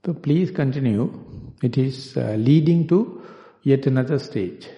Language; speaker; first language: English; non-native, local second language; Sinhala